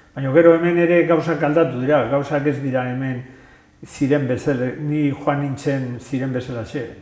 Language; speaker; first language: Basque; non-native, local second language; Spanish